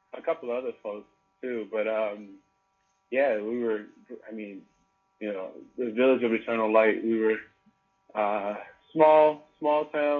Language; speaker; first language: English; native; English